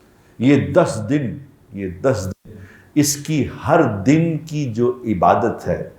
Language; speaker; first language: Urdu; native; Urdu